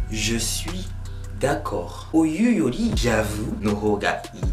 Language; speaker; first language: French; non-native, fluent; Japanese